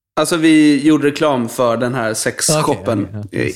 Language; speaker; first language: Swedish; native; Swedish